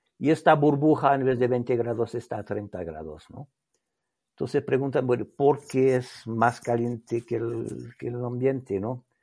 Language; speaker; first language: Spanish; non-native, fluent; French